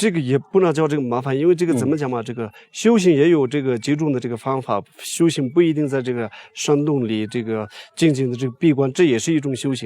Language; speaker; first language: Chinese; non-native, local second language; Tibetan